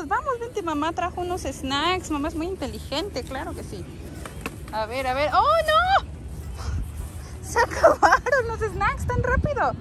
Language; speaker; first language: Spanish; native; Spanish